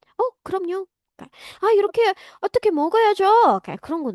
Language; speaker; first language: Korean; non-native, fluent; Indonesian